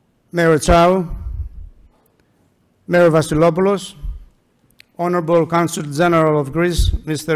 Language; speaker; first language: English; non-native, fluent; Greek